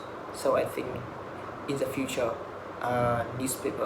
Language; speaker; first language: English; non-native, learner; Vietnamese